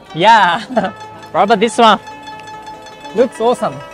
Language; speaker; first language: English; non-native, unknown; Japanese